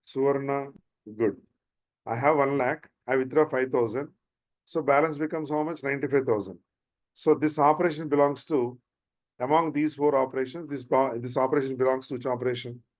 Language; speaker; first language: English; non-native, local second language; Telugu